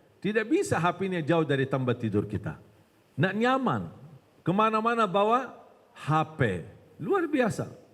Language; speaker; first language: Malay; non-native, fluent; Arabic